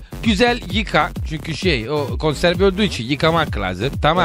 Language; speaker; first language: Turkish; non-native, learner; Italian